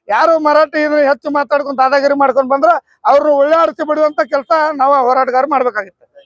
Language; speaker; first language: Kannada; native; Kannada